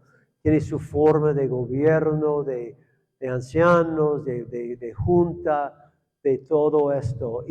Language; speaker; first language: Spanish; non-native, fluent; English